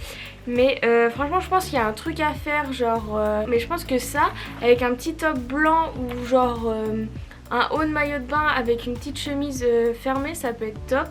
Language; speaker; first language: French; native; French